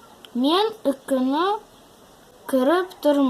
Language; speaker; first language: Kazakh; non-native, learner; Russian